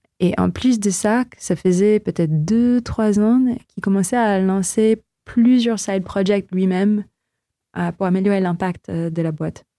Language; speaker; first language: French; non-native, fluent; Filipino